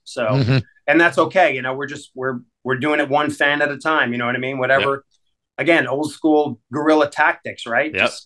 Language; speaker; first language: English; native; English